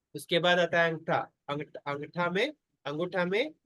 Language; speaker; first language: Hindi; non-native, local second language; Marathi